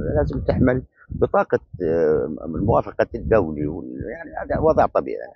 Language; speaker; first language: Arabic; native; Arabic